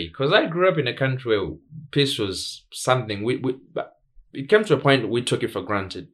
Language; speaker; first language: English; non-native, local second language; Swahili